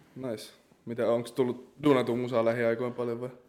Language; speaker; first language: Finnish; native; Finnish